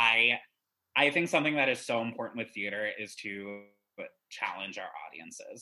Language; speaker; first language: English; native; English